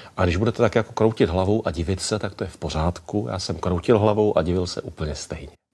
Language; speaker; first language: Czech; native; Czech